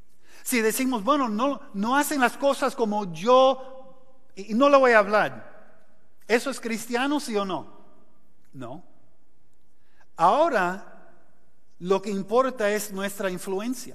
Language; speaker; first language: Spanish; non-native, fluent; English